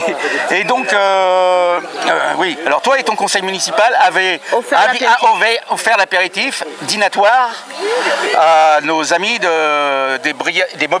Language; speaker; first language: French; native; French